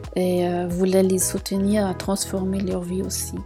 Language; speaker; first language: French; non-native, fluent; German